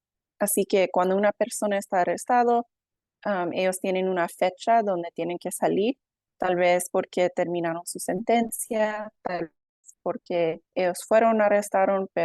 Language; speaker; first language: Spanish; non-native, fluent; English